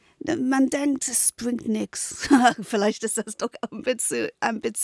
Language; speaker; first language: German; non-native, fluent; English